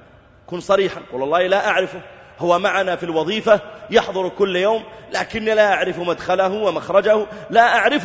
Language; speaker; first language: Arabic; native; Arabic